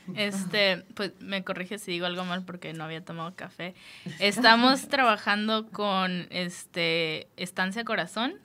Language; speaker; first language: Spanish; native; Spanish